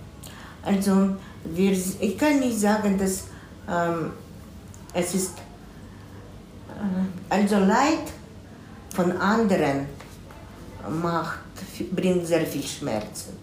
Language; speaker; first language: German; non-native, fluent; Russian